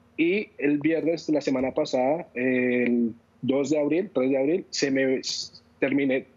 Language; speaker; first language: Spanish; native; Spanish